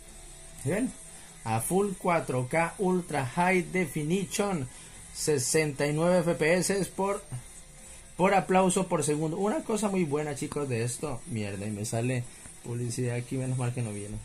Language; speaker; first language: Spanish; native; Spanish